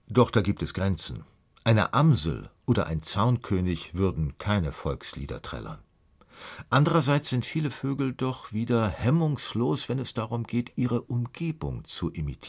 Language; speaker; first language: German; native; German